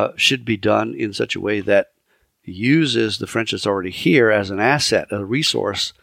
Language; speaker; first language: English; early bilingual, other home language; French